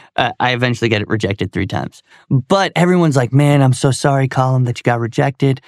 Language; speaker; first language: English; native; English